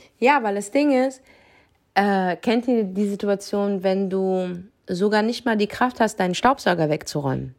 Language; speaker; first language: German; early bilingual, other home language; Arabic